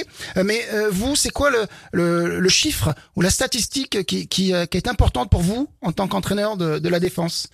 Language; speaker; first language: French; native; French